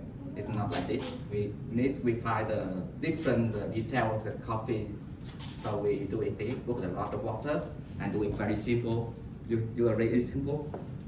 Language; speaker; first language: English; non-native, learner; Vietnamese